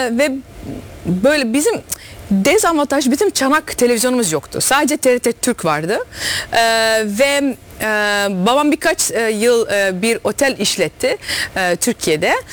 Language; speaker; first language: Turkish; early bilingual, heritage; Dutch